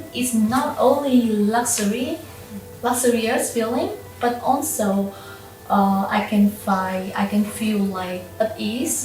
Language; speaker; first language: English; non-native, local second language; Vietnamese